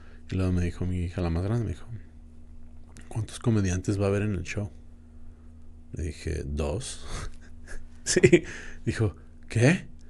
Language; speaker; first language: Spanish; native; Spanish